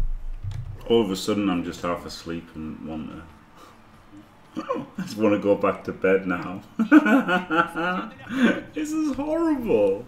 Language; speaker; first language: English; native; English